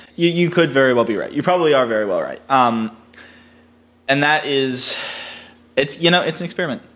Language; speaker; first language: English; native; English